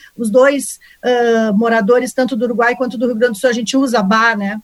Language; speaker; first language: Portuguese; native; Portuguese